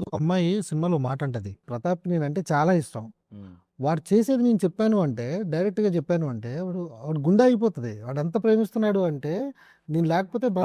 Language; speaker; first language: Telugu; native; Telugu